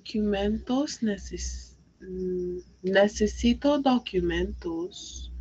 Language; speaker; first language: Spanish; non-native, learner; English